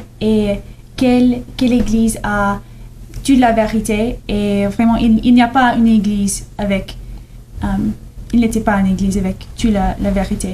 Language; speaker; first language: French; non-native, learner; English